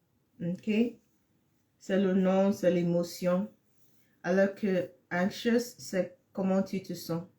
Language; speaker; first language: French; non-native, fluent; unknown